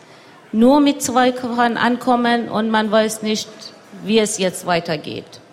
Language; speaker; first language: German; non-native, learner; Persian